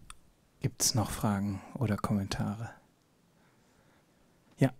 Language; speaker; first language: German; native; German